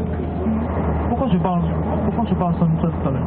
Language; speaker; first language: French; non-native, fluent; Cantonese